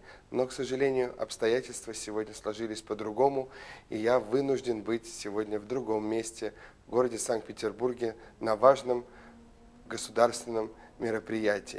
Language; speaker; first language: Russian; native; Russian